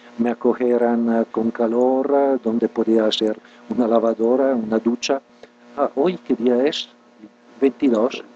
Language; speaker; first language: Spanish; non-native, fluent; Italian